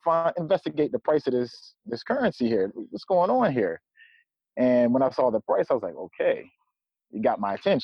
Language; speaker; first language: English; native; English